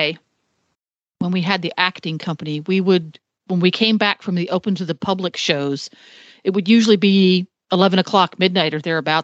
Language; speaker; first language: English; native; English